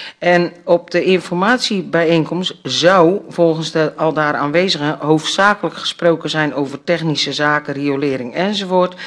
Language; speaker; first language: Dutch; native; Dutch